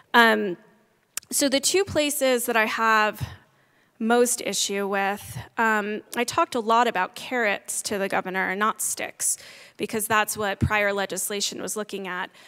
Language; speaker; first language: English; native; English